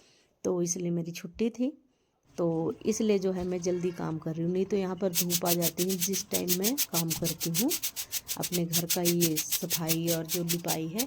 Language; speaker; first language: Hindi; native; Hindi